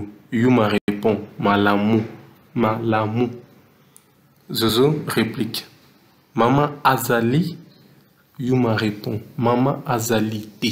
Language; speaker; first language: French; non-native, local second language; Lingala